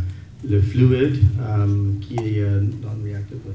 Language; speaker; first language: French; non-native, local second language; English